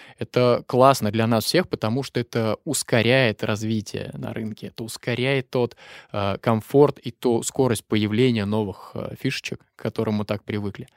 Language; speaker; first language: Russian; native; Russian